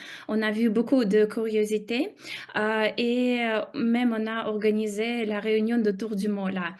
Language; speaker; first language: French; non-native, fluent; Russian